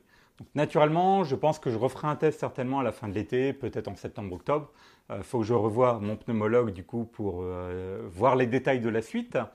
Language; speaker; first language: French; native; French